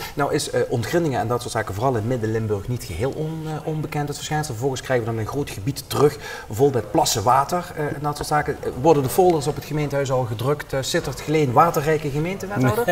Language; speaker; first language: Dutch; native; Dutch